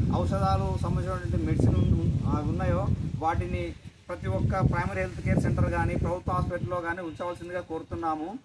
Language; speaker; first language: Telugu; native; Telugu